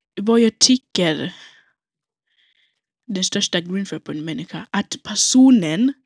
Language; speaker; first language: Swedish; non-native, local second language; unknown